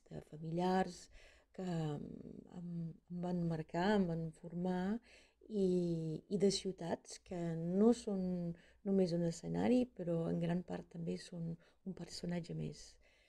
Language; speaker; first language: Catalan; non-native, fluent; German